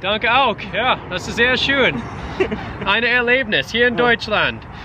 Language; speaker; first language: German; non-native, learner; English